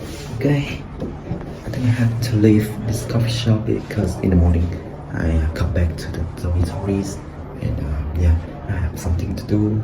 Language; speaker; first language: English; non-native, learner; Vietnamese